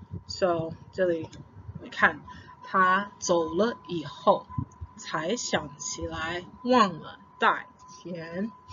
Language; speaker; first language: Chinese; non-native, fluent; English